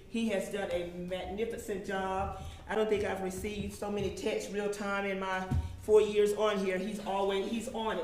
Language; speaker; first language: English; native; English